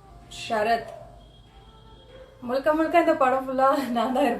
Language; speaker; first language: Tamil; non-native, local second language; Kannada